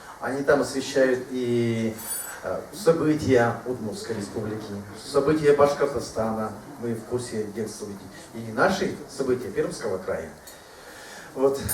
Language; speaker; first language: Russian; non-native, local second language; Udmurt